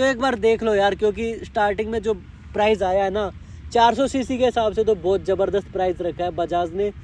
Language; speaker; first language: Hindi; native; Hindi